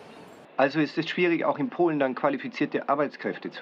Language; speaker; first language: German; native; German